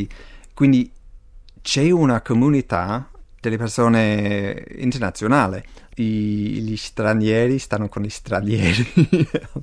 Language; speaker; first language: Italian; non-native, fluent; English